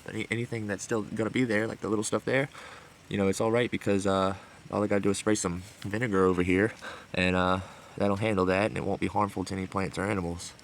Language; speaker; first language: English; native; English